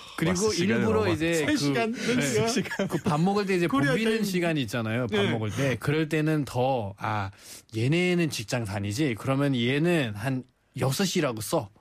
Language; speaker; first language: Korean; non-native, fluent; Nepali